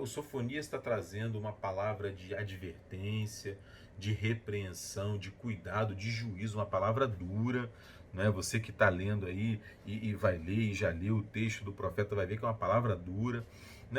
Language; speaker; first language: Portuguese; native; Portuguese